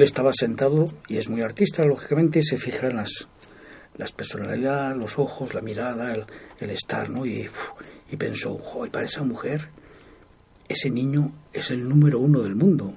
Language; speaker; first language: Spanish; native; Spanish